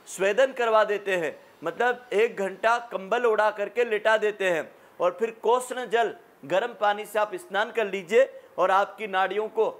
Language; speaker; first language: Hindi; native; Hindi